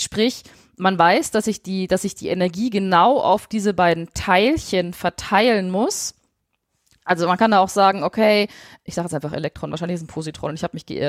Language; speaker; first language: German; native; German